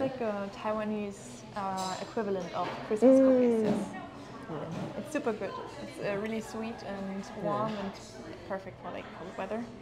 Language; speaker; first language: English; non-native, fluent; German